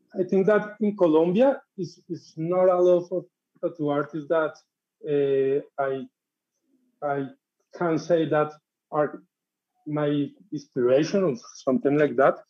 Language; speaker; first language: English; non-native, learner; Spanish